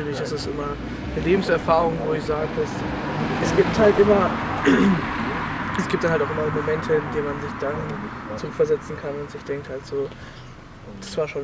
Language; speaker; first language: German; native; German